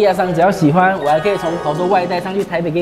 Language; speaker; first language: Chinese; native; Chinese